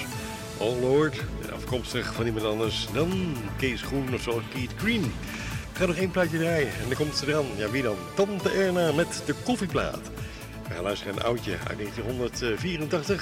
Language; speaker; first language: Dutch; native; Dutch